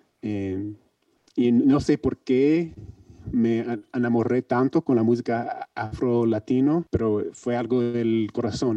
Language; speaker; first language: Spanish; non-native, learner; English